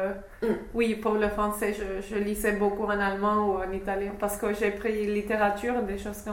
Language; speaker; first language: French; non-native, fluent; English